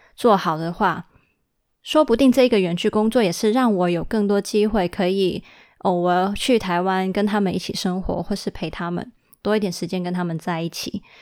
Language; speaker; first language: Chinese; early bilingual, heritage; Chinese